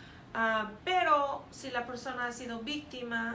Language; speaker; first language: Spanish; non-native, fluent; English